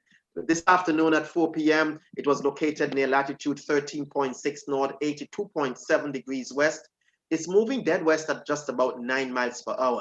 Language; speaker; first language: English; native; English